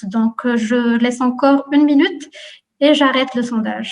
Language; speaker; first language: French; non-native, local second language; Arabic